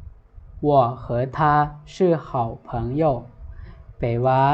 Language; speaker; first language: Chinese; non-native, fluent; Lao